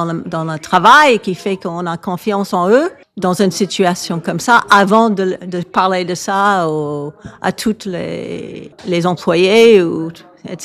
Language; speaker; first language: French; non-native, fluent; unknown